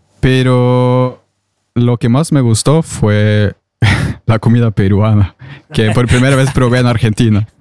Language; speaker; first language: Spanish; non-native, fluent; Norwegian